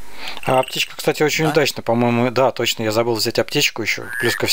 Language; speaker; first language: Russian; native; Russian